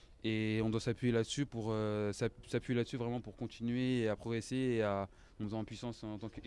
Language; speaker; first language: French; native; French